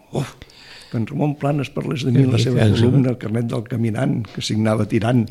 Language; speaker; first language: Catalan; native; Catalan